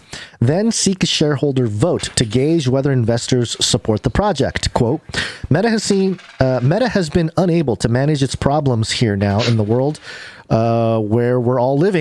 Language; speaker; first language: English; native; English